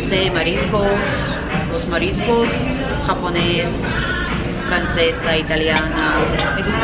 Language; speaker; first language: Spanish; non-native, learner; Russian